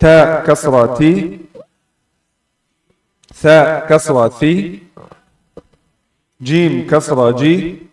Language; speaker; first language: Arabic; non-native, fluent; Indonesian